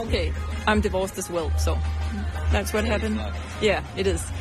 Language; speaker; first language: English; non-native, fluent; Danish